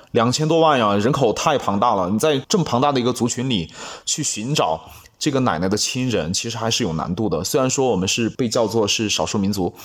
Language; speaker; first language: Chinese; non-native, local second language; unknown